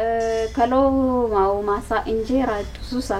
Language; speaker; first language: Indonesian; non-native, learner; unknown